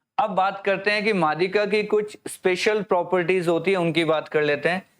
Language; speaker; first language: Hindi; native; Hindi